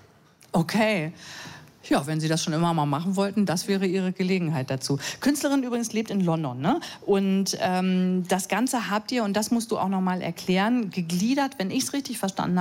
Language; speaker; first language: German; native; German